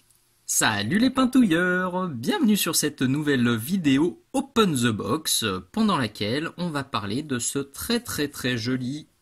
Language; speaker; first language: French; native; French